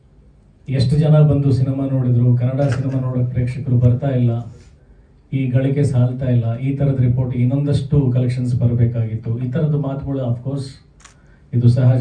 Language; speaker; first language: Kannada; native; Kannada